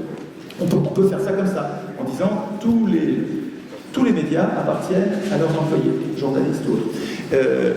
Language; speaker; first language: French; native; French